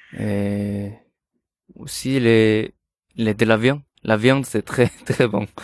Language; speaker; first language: French; non-native, learner; Korean